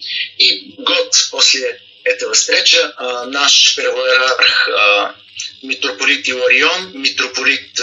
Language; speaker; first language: Russian; non-native, learner; Bulgarian